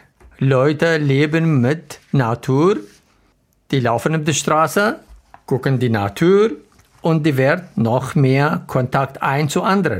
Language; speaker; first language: German; non-native, learner; Arabic